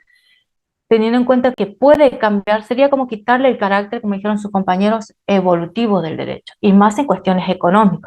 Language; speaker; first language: Spanish; native; Spanish